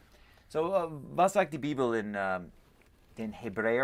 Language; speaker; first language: German; non-native, fluent; English